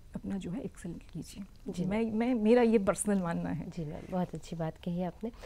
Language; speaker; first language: Hindi; native; Hindi